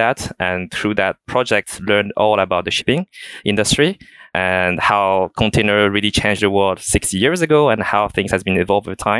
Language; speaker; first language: English; non-native, fluent; French